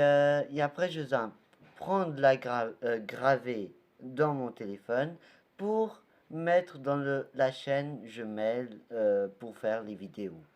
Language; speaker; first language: French; non-native, learner; Portuguese